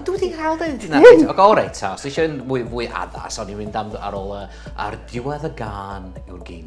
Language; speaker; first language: Welsh; non-native, local second language; English